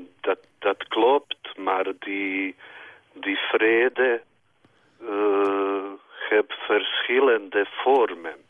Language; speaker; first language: Dutch; non-native, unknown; Bosnian